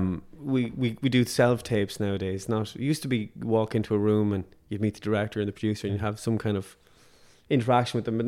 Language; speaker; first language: English; native; English